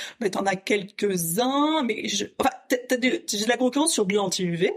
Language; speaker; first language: French; native; French